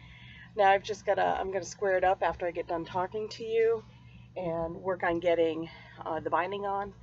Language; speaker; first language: English; native; English